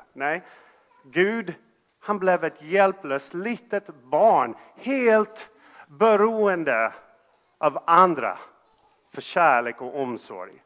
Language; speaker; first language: Swedish; non-native, fluent; English